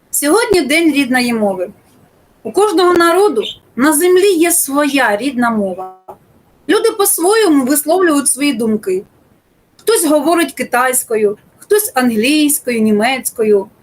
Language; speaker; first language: Ukrainian; native; Ukrainian